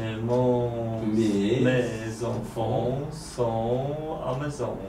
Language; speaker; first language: French; non-native, learner; Polish